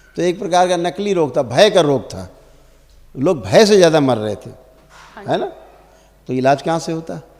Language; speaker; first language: Hindi; native; Hindi